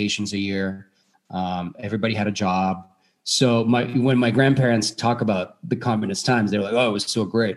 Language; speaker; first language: English; non-native, fluent; Bulgarian